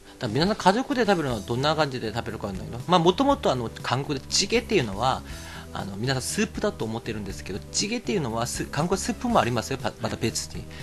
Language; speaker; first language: Japanese; non-native, fluent; Korean